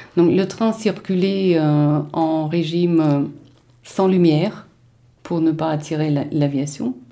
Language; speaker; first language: French; non-native, fluent; Russian